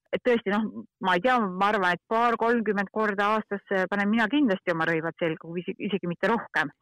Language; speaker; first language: Estonian; native; Estonian